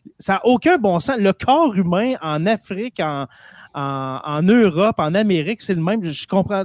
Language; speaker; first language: French; native; French